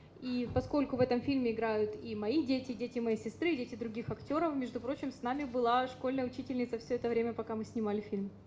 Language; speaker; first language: Russian; native; Russian